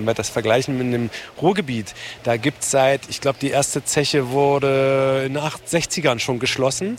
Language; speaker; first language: German; native; German